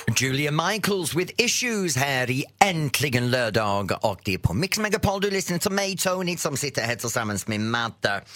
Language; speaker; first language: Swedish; non-native, fluent; English